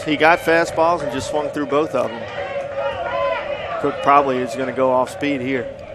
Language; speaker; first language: English; native; English